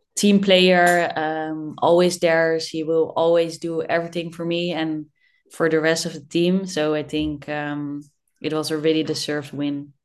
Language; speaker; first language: English; non-native, fluent; Dutch